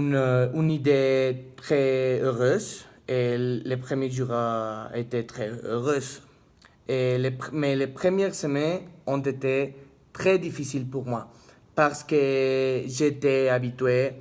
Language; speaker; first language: French; non-native, learner; Spanish